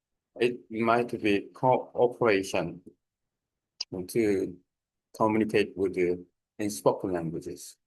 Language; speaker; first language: English; non-native, learner; Korean